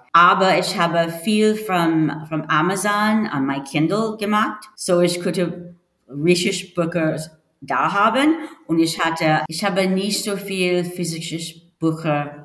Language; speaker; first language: German; non-native, learner; English